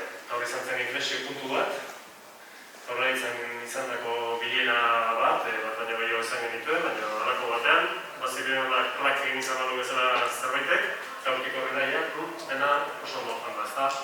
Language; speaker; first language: Basque; native; Basque